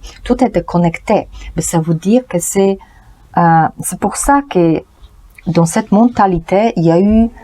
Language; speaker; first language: French; non-native, learner; Polish